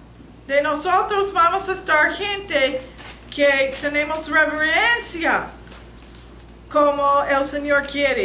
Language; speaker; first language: Spanish; non-native, learner; English